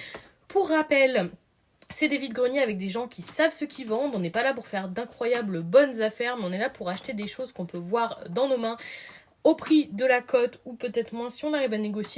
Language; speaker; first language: French; native; French